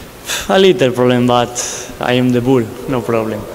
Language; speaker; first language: English; non-native, learner; Spanish